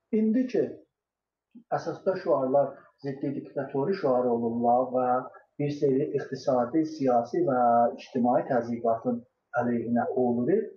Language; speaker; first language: Azerbaijani; native; Azerbaijani